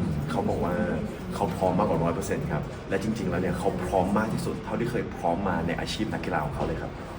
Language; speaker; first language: Thai; native; Thai